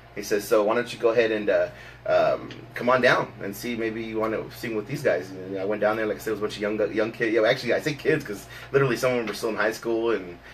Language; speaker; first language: English; native; English